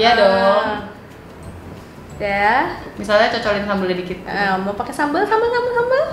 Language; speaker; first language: Indonesian; native; Indonesian